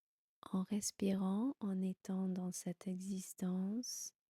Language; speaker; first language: French; non-native, fluent; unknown